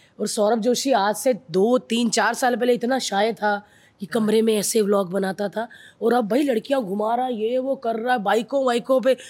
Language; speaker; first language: Hindi; native; Hindi